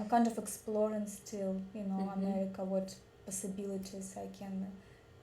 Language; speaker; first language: English; non-native, learner; Russian